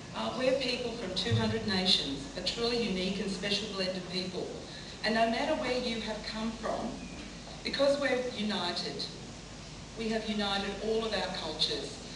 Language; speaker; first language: English; native; English